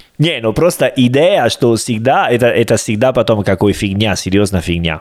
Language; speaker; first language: Russian; non-native, learner; Italian